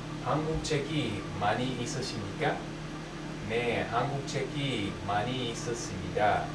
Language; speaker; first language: Korean; non-native, learner; English